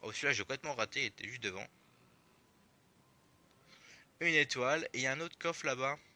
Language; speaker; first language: French; native; French